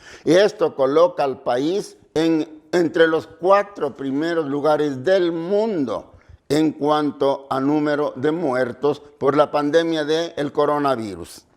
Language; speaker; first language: Spanish; native; Spanish